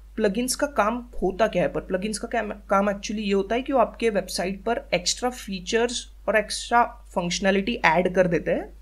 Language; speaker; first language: Hindi; native; Hindi